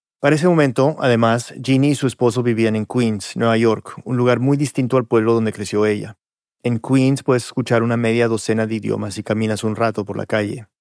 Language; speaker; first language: Spanish; early bilingual, heritage; Spanish